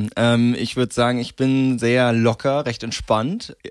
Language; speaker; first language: German; native; German